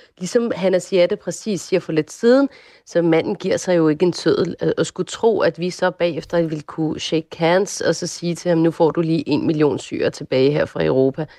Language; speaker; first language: Danish; early bilingual, other home language; Arabic